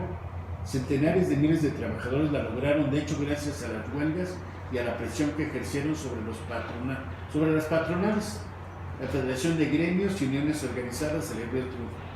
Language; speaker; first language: Spanish; native; Spanish